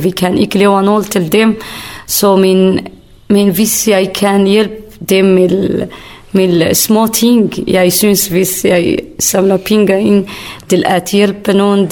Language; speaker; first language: Danish; non-native, learner; Kurdish